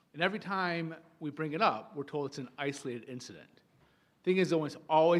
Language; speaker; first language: English; native; English